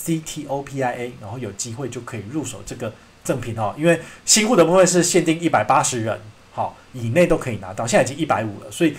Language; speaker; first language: Chinese; native; Chinese